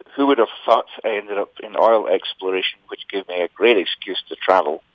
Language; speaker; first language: English; native; English